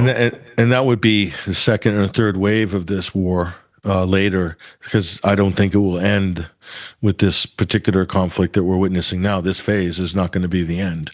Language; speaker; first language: English; native; English